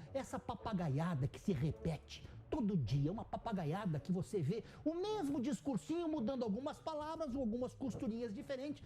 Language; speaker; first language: Portuguese; native; Portuguese